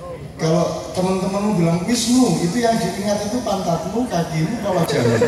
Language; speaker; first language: Indonesian; native; Indonesian